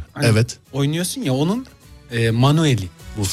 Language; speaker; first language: Turkish; native; Turkish